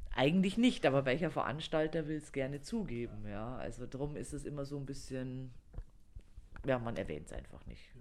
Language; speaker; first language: German; native; German